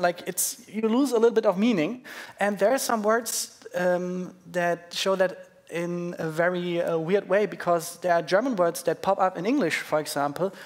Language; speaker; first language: English; non-native, fluent; German